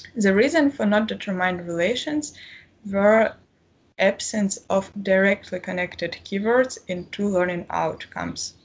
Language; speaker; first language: English; non-native, fluent; Ukrainian